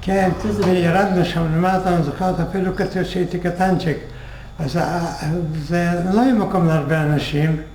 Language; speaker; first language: Hebrew; non-native, fluent; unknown